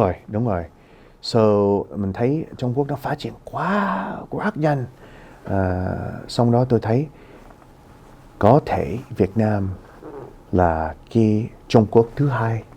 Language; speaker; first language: Vietnamese; early bilingual, heritage; Vietnamese